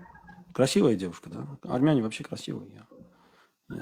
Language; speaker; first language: Russian; non-native, fluent; Armenian